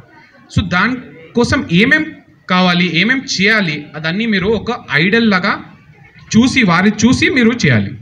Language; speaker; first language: Telugu; non-native, learner; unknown